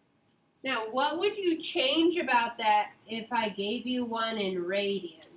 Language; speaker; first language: English; native; English